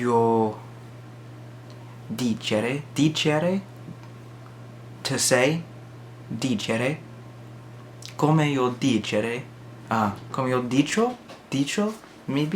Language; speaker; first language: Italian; non-native, learner; English